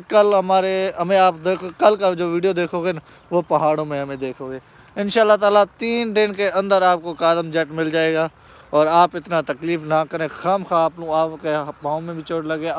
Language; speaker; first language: Urdu; non-native, local second language; Baluchi